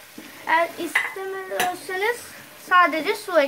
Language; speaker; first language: Turkish; non-native, learner; Urdu